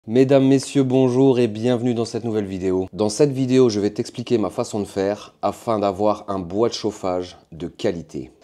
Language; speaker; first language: French; native; French